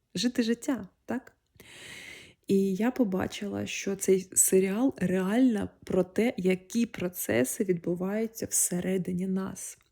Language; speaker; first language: Ukrainian; non-native, local second language; Russian